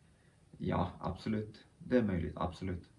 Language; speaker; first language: Swedish; early bilingual, other home language; Kurdish